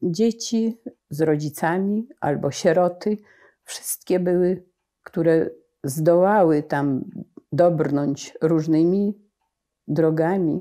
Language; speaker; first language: Polish; native; Polish